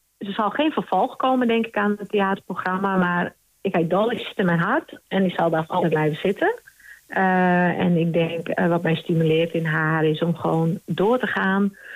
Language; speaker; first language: Dutch; non-native, local second language; Western Frisian